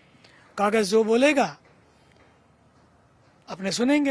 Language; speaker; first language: Hindi; native; Hindi